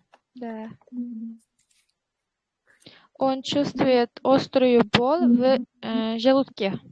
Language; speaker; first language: Russian; non-native, learner; Uzbek